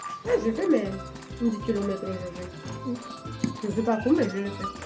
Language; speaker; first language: French; non-native, learner; Romanian